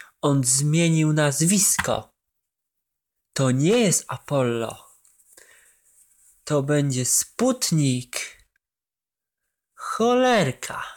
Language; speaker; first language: Polish; native; Polish